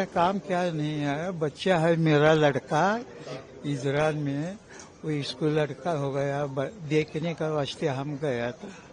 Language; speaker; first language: Hindi; non-native, local second language; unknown